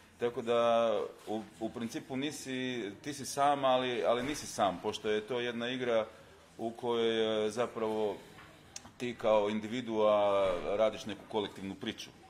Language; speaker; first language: Croatian; native; Croatian